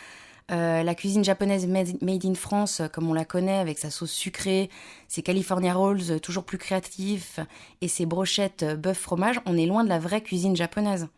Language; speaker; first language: French; native; French